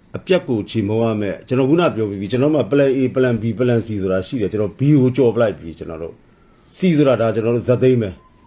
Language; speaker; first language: Burmese; non-native, local second language; S'gaw Karen